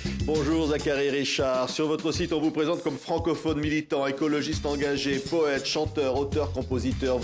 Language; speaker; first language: French; native; French